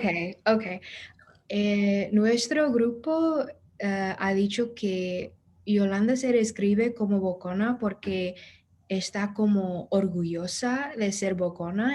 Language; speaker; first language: Spanish; non-native, fluent; English